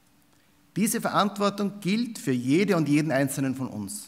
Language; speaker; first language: German; native; German